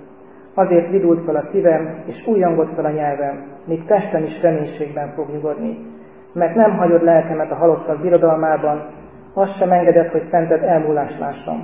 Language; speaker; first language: Hungarian; native; Hungarian